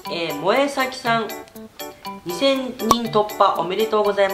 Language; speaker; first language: Japanese; native; Japanese